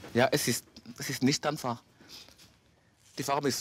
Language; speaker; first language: German; non-native, learner; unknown